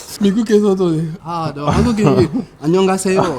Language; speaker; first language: Korean; non-native, fluent; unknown